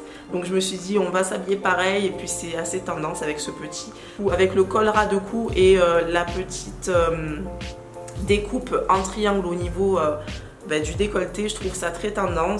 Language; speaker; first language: French; native; French